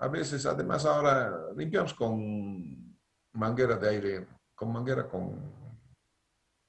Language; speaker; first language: Spanish; native; Spanish